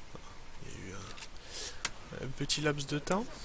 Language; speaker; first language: French; native; French